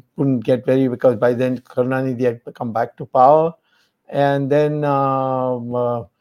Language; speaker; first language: English; non-native, local second language; Tamil